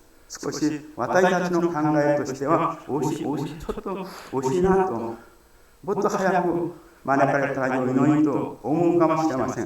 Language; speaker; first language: Japanese; non-native, fluent; Korean